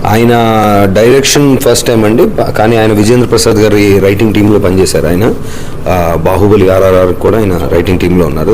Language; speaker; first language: Telugu; native; Telugu